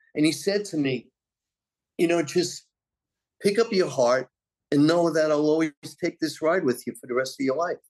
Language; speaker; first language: English; native; English